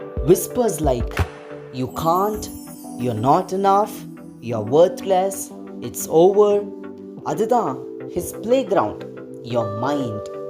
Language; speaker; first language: English; non-native, local second language; Tamil